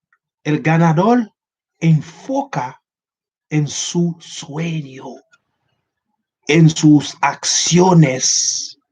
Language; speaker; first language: Spanish; non-native, learner; Haitian Creole